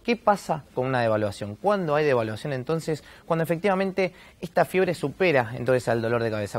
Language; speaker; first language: Spanish; native; Spanish